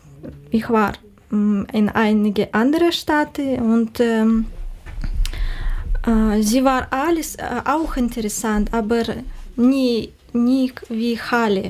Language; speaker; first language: German; non-native, learner; Russian